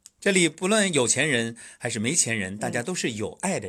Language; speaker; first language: Chinese; native; Chinese